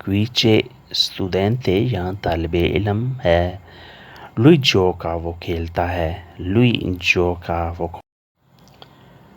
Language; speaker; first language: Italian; non-native, learner; Urdu